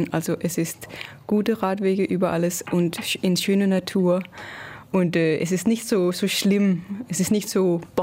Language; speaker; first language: German; non-native, fluent; Danish